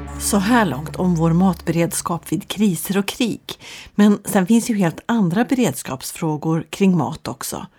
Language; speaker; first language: Swedish; native; Swedish